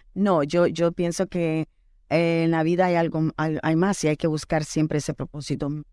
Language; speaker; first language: Spanish; early bilingual, heritage; Spanish